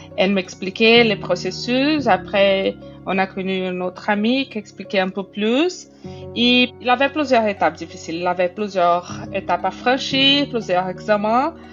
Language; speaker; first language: French; non-native, fluent; Portuguese